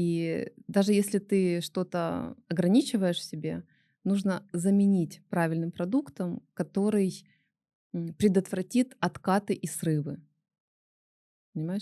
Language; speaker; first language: Russian; native; Russian